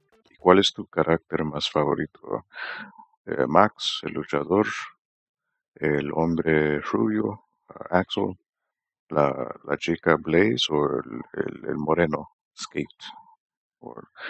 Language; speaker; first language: Spanish; non-native, learner; English